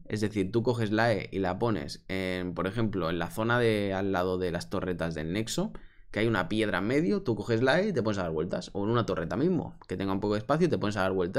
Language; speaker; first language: Spanish; native; Spanish